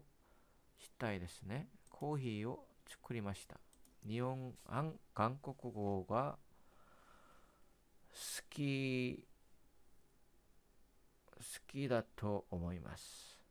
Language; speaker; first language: Japanese; non-native, learner; Korean